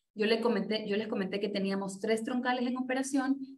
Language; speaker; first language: Spanish; native; Spanish